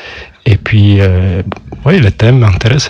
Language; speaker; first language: French; non-native, local second language; German